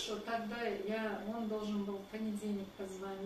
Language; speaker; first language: Russian; native; Russian